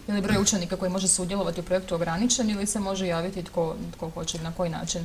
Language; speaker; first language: Croatian; native; Croatian